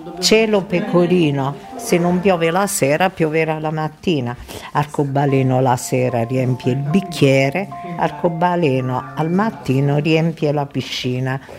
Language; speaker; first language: Italian; native; Italian